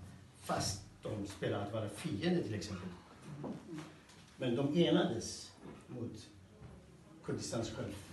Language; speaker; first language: Swedish; non-native, fluent; Kurdish